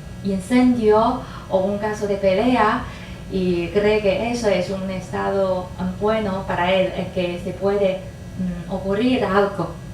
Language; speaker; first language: Spanish; non-native, fluent; Chinese